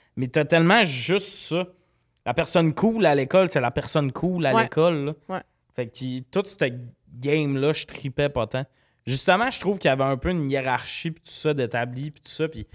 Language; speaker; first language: French; native; French